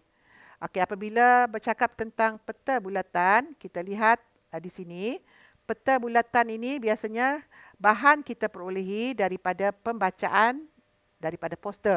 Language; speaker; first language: Malay; native; Malay